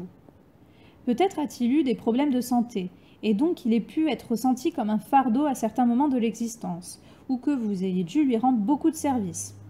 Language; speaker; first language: French; native; French